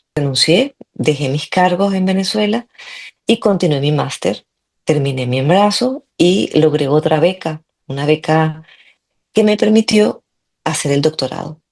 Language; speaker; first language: Spanish; native; Spanish